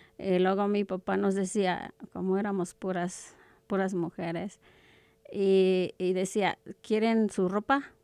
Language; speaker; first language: Spanish; non-native, local second language; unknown